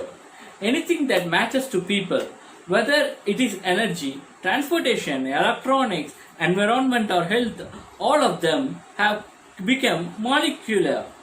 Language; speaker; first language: English; non-native, local second language; Tamil